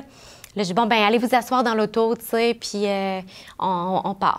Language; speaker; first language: French; native; French